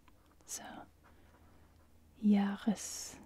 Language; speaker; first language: German; non-native, fluent; English